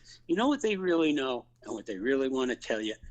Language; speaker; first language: English; native; English